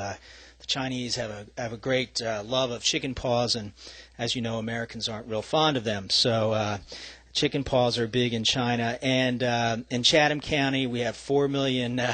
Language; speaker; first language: English; native; English